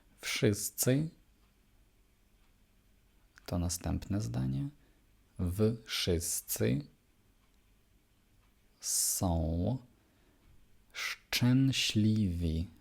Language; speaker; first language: Polish; non-native, fluent; Ukrainian